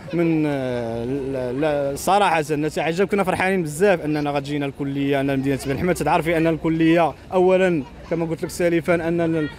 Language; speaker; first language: Arabic; native; Arabic